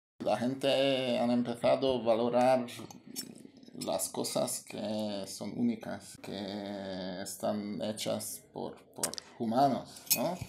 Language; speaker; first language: Spanish; non-native, fluent; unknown